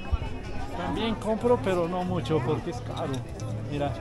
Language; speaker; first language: Spanish; non-native, learner; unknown